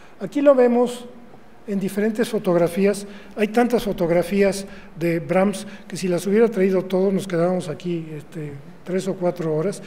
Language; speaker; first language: Spanish; native; Spanish